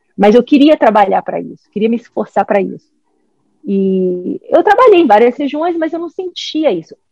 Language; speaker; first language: Portuguese; early bilingual, heritage; English